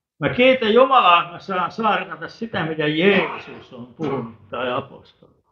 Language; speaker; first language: Finnish; native; Finnish